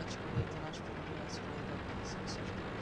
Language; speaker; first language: Czech; native; Czech